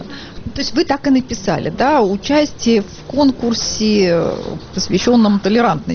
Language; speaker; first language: Russian; native; Russian